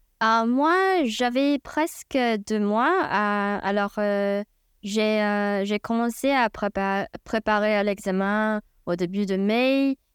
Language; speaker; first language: French; non-native, fluent; Chinese